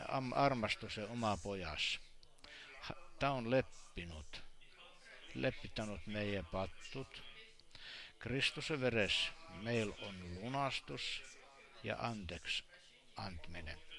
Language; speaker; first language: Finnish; non-native, learner; Estonian